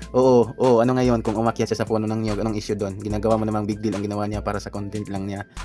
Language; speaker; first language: Filipino; non-native, local second language; Cebuano